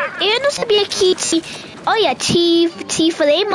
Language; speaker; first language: Portuguese; early bilingual, heritage; Portuguese